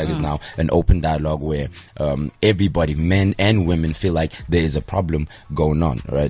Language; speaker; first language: English; non-native, local second language; Zulu